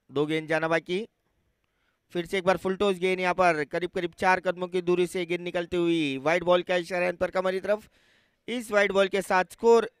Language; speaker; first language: Hindi; non-native, local second language; Marathi